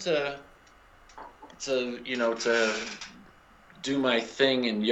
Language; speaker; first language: English; native; English